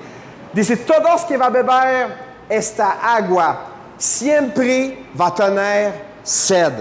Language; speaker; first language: Spanish; non-native, fluent; French